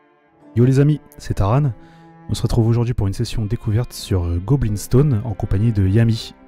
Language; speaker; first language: French; native; French